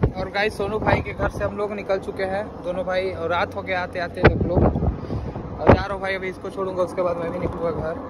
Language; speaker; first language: Hindi; native; Hindi